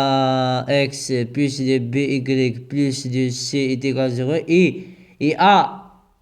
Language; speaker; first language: French; non-native, local second language; Arabic